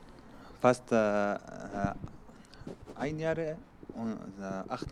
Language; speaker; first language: German; non-native, learner; Arabic